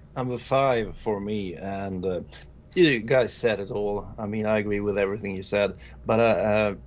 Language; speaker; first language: English; non-native, fluent; Swedish